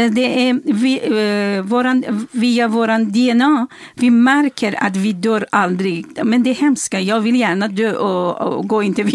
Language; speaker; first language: Swedish; non-native, fluent; Persian